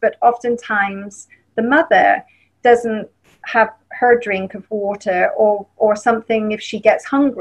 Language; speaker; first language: English; native; English